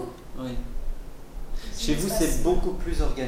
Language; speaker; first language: French; non-native, fluent; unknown